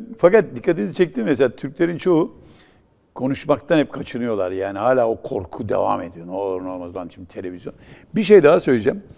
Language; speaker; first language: Turkish; native; Turkish